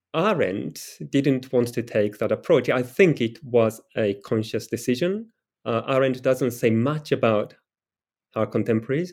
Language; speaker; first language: English; non-native, fluent; Japanese